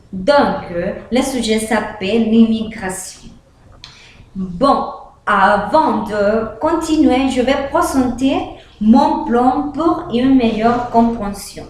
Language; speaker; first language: French; non-native, learner; Spanish